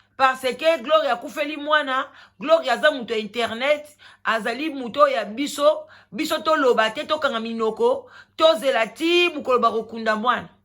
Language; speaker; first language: Lingala; native; Lingala